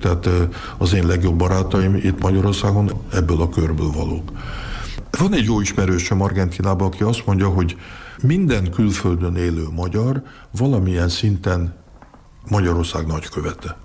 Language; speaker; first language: Hungarian; early bilingual, heritage; Hungarian